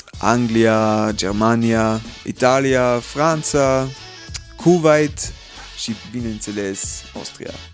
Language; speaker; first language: Romanian; early bilingual, heritage; Romanian